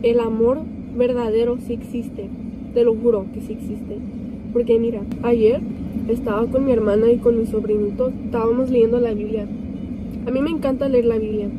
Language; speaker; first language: Spanish; early bilingual, heritage; Spanish